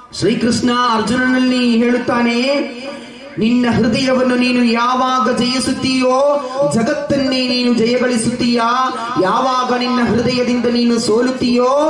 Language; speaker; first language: Kannada; non-native, local second language; Malayalam